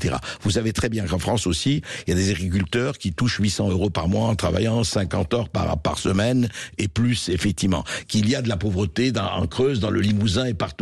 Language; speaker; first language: French; native; French